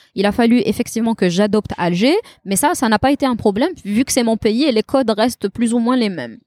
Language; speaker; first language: French; non-native, local second language; Kabyle